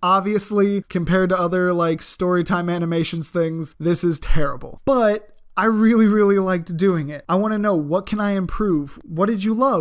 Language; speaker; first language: English; native; English